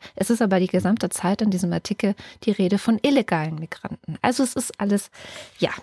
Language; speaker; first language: German; native; German